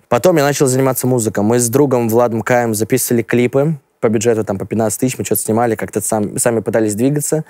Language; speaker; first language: Russian; native; Russian